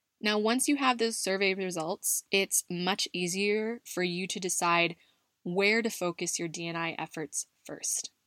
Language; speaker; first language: English; native; English